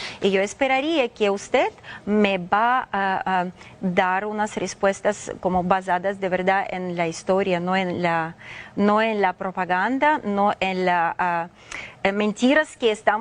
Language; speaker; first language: Spanish; non-native, fluent; Ukrainian